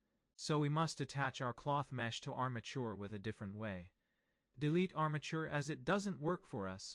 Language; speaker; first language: English; non-native, fluent; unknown